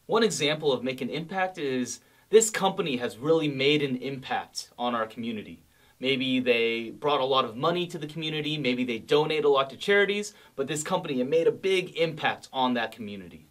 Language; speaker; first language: English; native; English